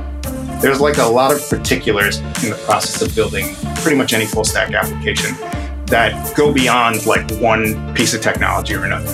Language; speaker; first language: English; native; English